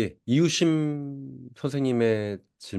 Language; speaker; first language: Korean; native; Korean